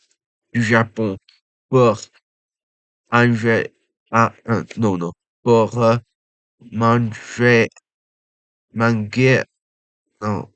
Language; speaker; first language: French; non-native, learner; Japanese